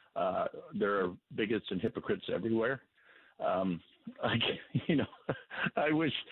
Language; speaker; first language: English; native; English